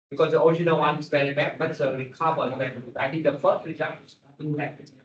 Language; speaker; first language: English; non-native, learner; Vietnamese